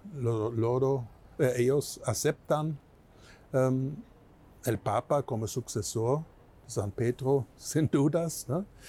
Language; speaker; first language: Spanish; non-native, fluent; German